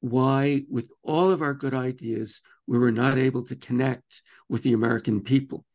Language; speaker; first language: English; native; English